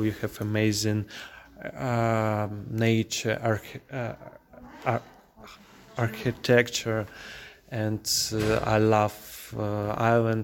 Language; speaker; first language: English; non-native, learner; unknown